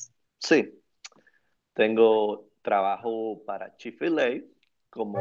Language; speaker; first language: Spanish; early bilingual, other home language; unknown